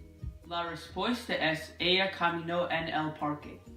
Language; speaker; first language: Spanish; non-native, learner; English